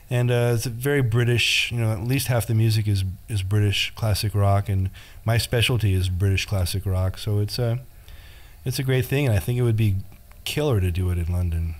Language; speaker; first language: English; native; English